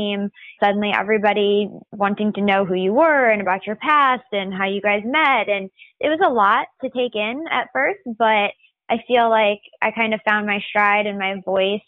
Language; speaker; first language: English; native; English